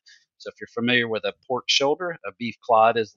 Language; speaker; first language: English; native; English